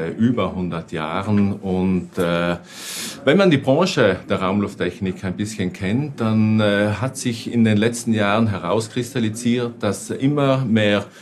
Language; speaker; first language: German; native; German